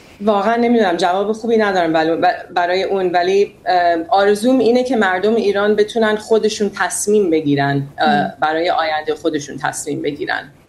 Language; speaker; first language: Persian; early bilingual, heritage; Persian